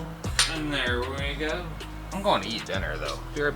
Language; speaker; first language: English; native; English